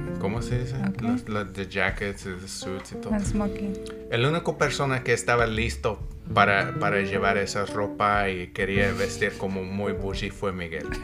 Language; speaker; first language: Spanish; non-native, learner; English